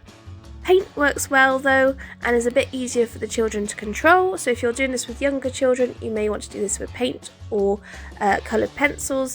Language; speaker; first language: English; native; English